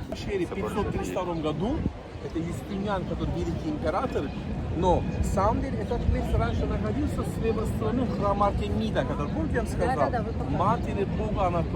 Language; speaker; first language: Russian; non-native, learner; Turkish